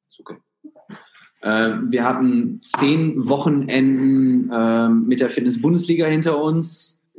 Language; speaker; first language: German; native; German